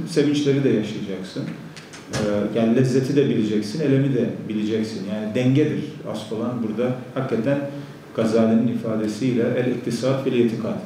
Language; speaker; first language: Turkish; native; Turkish